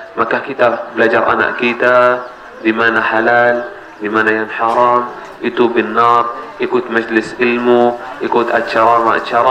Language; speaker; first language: Indonesian; non-native, learner; Arabic